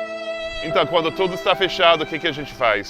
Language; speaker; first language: Portuguese; non-native, fluent; English